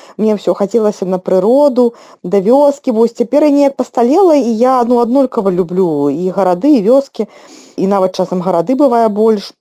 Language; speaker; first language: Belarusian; non-native, local second language; Russian